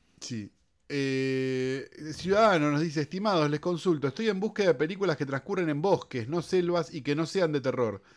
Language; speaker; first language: Spanish; native; Spanish